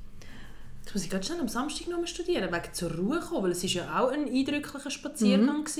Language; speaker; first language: German; native; German